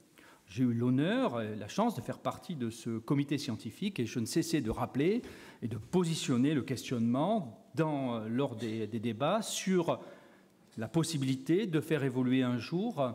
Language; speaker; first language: French; native; French